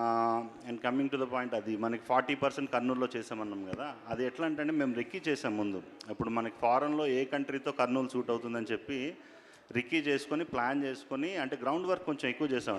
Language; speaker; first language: Telugu; native; Telugu